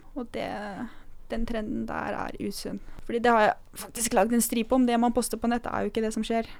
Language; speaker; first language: Norwegian; native; Norwegian